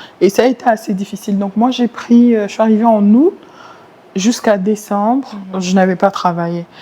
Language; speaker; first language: French; non-native, local second language; Lingala